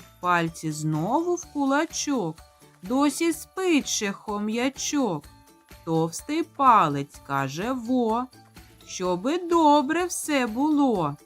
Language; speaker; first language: Ukrainian; native; Ukrainian